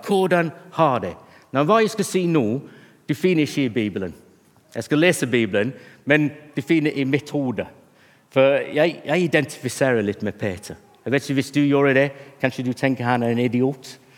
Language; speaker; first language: Norwegian; non-native, fluent; English